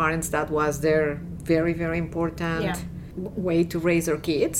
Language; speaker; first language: English; non-native, fluent; Spanish